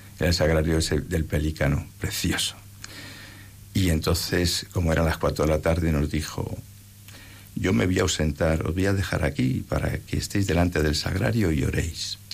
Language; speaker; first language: Spanish; native; Spanish